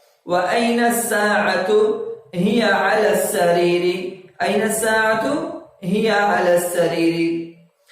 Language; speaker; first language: Arabic; non-native, fluent; Urdu